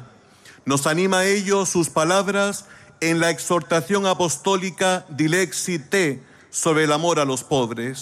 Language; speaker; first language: Spanish; native; Spanish